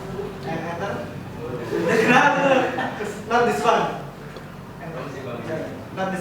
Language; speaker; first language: English; non-native, learner; Indonesian